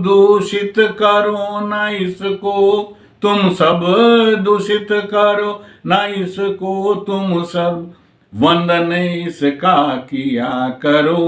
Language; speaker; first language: Hindi; native; Hindi